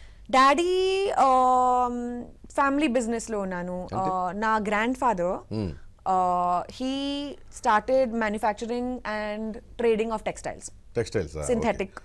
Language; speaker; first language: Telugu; non-native, fluent; Hindi